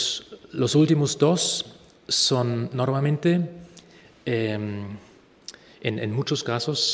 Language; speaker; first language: Spanish; non-native, fluent; German